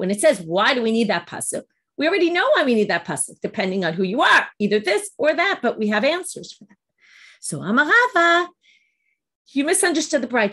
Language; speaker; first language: English; native; English